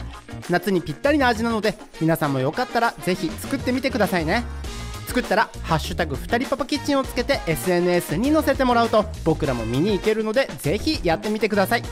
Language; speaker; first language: Japanese; native; Japanese